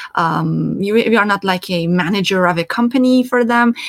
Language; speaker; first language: English; non-native, fluent; Persian